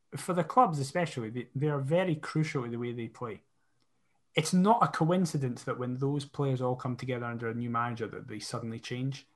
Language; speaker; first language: English; native; English